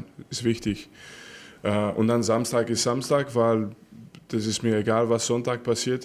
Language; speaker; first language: German; non-native, fluent; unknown